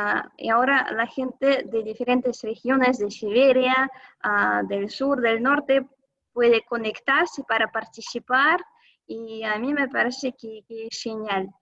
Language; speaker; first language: Spanish; non-native, fluent; Russian